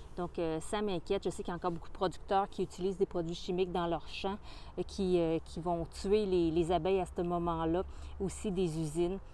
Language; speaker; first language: French; native; French